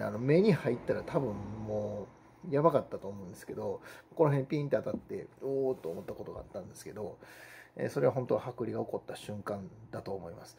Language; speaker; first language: Japanese; native; Japanese